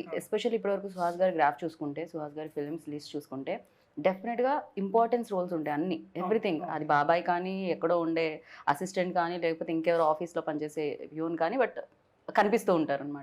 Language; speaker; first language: Telugu; native; Telugu